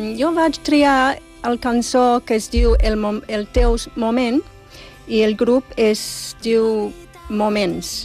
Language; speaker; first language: Catalan; non-native, fluent; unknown